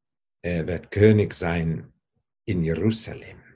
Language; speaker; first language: German; non-native, fluent; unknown